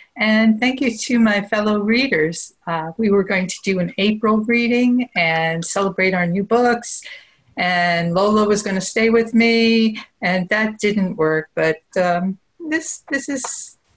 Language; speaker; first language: English; native; English